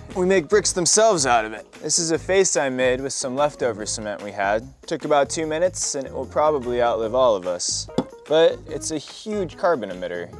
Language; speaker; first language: English; native; English